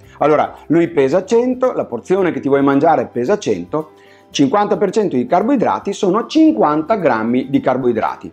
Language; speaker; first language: Italian; native; Italian